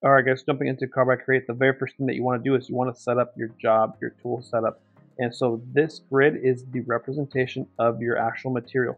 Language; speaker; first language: English; native; English